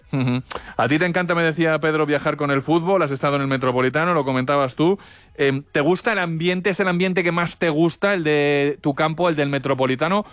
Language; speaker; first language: Spanish; native; Spanish